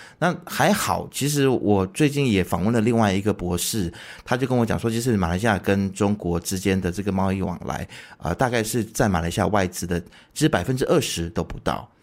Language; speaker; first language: Chinese; native; Chinese